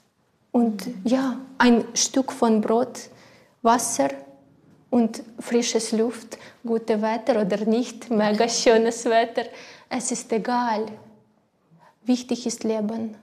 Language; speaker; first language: German; non-native, learner; Ukrainian